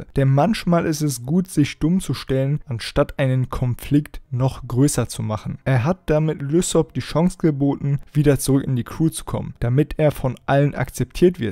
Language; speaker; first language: German; native; German